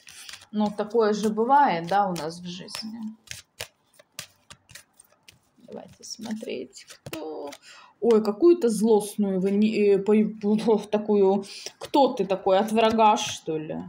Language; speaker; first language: Russian; native; Russian